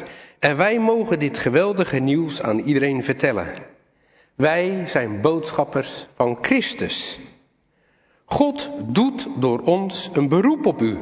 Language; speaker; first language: Dutch; native; Dutch